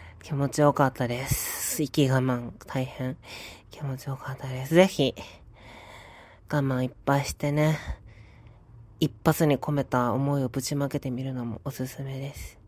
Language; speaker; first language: Japanese; native; Japanese